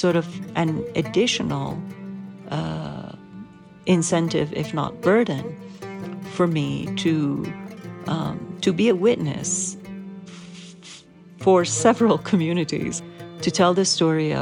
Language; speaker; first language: English; non-native, fluent; Persian